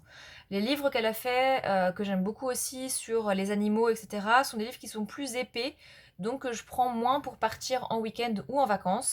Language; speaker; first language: French; native; French